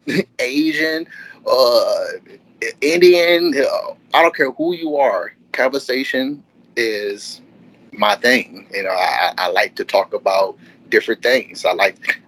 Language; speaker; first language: English; native; English